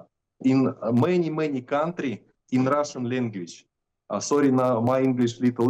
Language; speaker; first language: English; non-native, learner; Russian